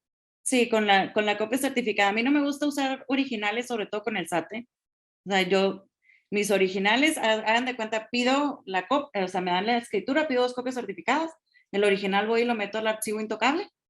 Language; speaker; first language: Spanish; native; Spanish